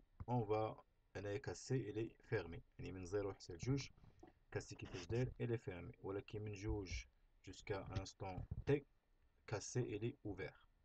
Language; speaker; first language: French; non-native, local second language; Arabic